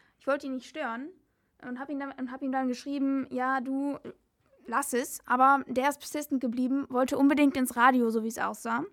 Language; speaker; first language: German; native; German